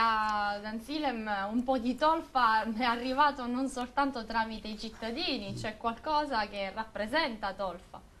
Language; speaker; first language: Italian; native; Italian